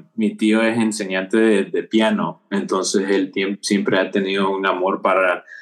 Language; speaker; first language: Spanish; early bilingual, heritage; Spanish